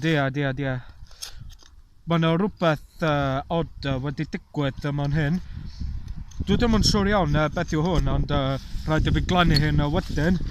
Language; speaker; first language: Welsh; non-native, learner; English